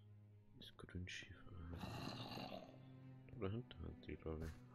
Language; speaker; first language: German; native; German